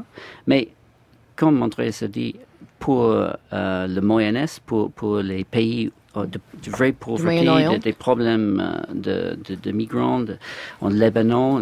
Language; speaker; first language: French; non-native, fluent; English